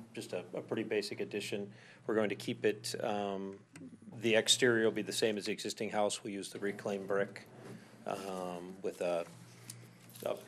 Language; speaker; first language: English; native; English